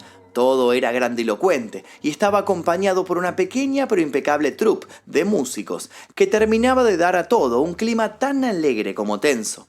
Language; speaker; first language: Spanish; native; Spanish